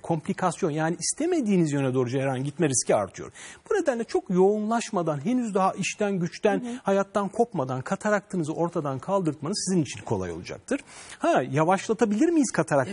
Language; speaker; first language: Turkish; native; Turkish